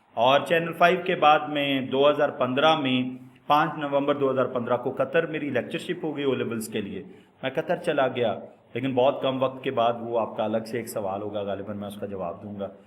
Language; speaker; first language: Urdu; non-native, local second language; Punjabi